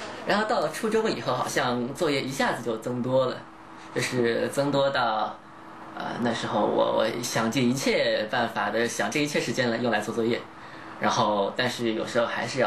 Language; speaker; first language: Chinese; native; Chinese